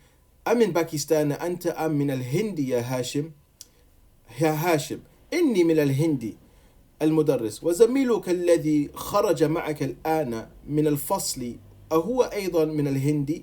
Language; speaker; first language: Arabic; non-native, fluent; English